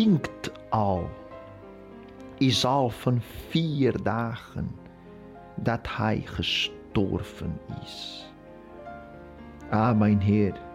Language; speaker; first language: Dutch; non-native, fluent; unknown